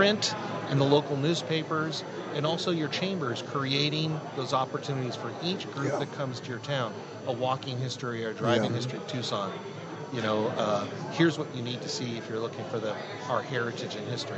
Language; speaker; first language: English; native; English